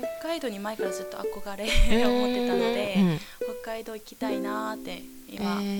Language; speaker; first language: Japanese; non-native, fluent; Korean